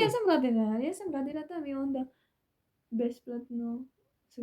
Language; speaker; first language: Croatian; non-native, learner; Filipino